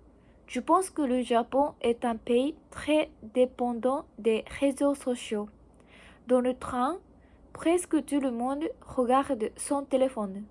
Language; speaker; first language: French; non-native, learner; Japanese